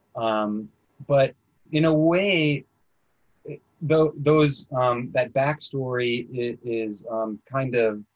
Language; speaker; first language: English; native; English